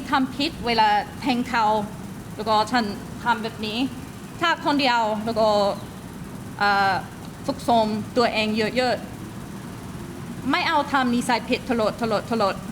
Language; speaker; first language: Thai; non-native, learner; English